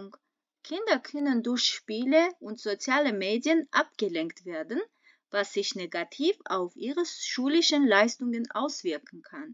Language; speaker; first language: German; non-native, fluent; Armenian